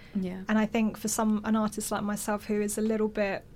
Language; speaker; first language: English; native; English